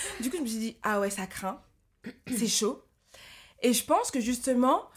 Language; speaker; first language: French; early bilingual, other home language; Lingala